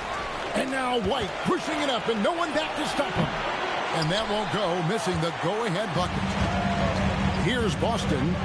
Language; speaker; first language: English; native; English